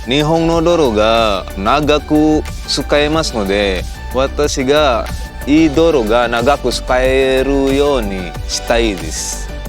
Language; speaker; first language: Japanese; non-native, learner; Indonesian